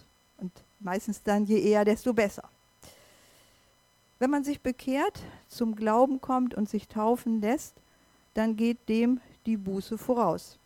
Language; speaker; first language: German; native; German